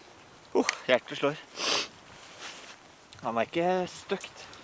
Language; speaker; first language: Norwegian; native; Norwegian